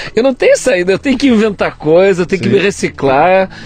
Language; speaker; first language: Portuguese; native; Portuguese